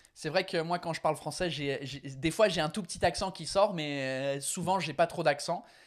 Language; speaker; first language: French; non-native, fluent; English